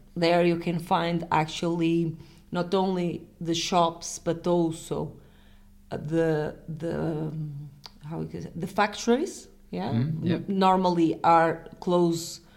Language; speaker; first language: English; non-native, fluent; Portuguese